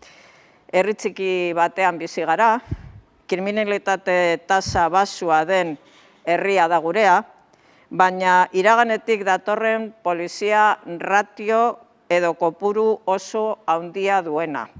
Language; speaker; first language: Basque; native; Basque